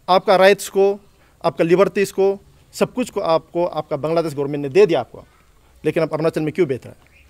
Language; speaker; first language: Hindi; non-native, local second language; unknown